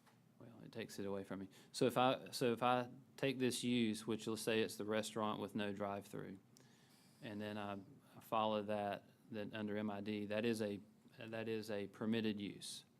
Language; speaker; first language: English; native; English